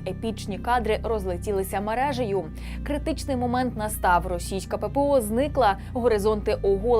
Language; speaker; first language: Ukrainian; native; Ukrainian